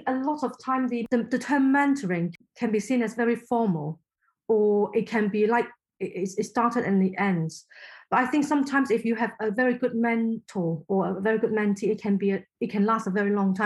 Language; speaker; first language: English; non-native, local second language; Cantonese